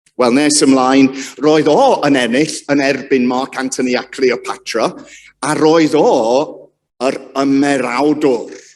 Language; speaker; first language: Welsh; native; Welsh